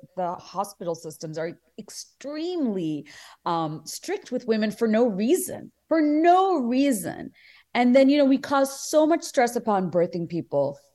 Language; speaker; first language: English; non-native, local second language; Bangla